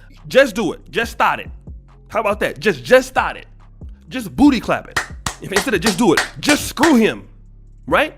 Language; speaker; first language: English; native; English